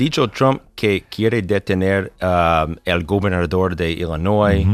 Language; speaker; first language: Spanish; non-native, fluent; English